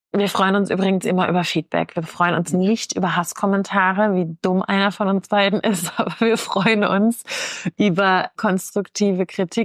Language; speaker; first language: German; native; German